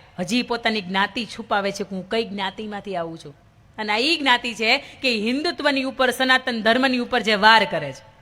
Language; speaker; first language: Gujarati; native; Gujarati